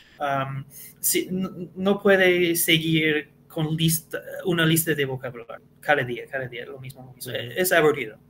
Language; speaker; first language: Spanish; non-native, learner; English